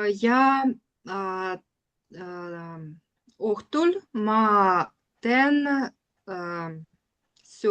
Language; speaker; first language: Estonian; non-native, learner; Russian